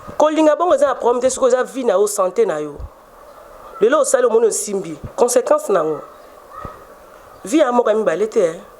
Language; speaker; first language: Lingala; non-native, local second language; Swahili